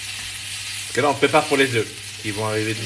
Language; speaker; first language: French; native; French